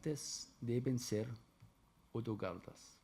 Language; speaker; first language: Spanish; non-native, fluent; German